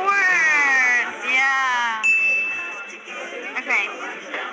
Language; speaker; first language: English; non-native, fluent; Turkish